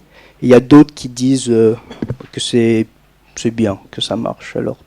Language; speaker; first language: French; non-native, fluent; English